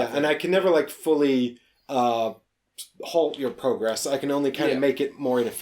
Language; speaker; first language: English; native; English